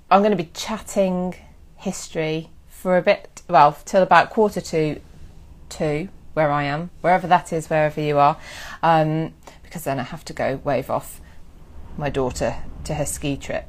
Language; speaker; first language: English; native; English